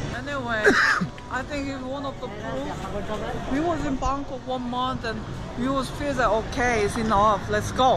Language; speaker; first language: English; non-native, learner; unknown